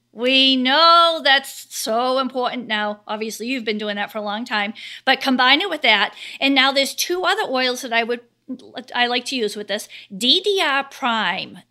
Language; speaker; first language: English; native; English